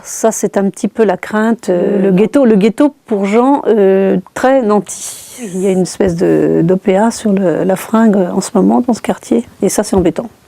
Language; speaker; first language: French; native; French